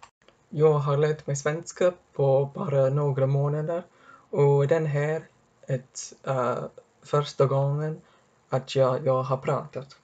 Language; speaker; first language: Swedish; non-native, learner; English